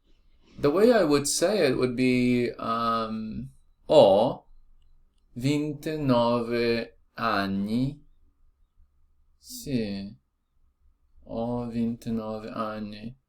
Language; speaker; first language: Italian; non-native, learner; Portuguese